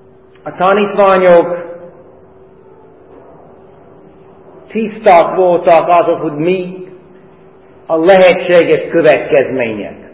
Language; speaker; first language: Hungarian; non-native, fluent; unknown